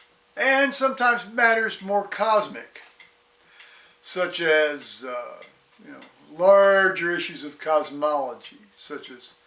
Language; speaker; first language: English; native; English